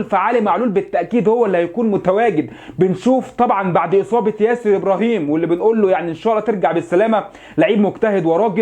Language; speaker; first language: Arabic; native; Arabic